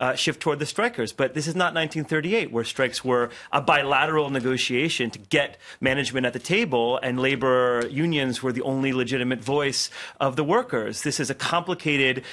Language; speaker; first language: English; native; English